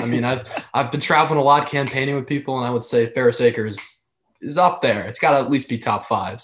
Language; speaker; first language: English; native; English